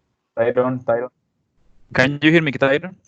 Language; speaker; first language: English; non-native, learner; Spanish